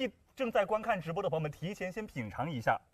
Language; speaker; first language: Chinese; native; Chinese